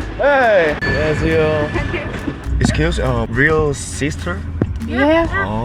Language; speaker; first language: English; non-native, learner; Korean